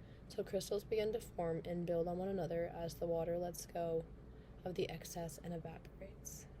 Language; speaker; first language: English; native; English